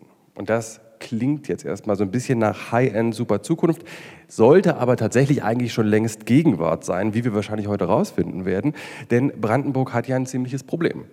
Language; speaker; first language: German; native; German